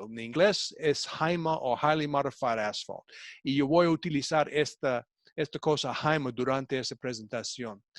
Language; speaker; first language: Spanish; non-native, fluent; English